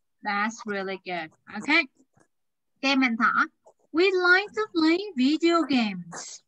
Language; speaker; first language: English; non-native, fluent; Vietnamese